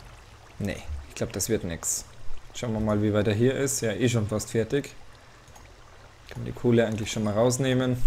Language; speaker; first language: German; native; German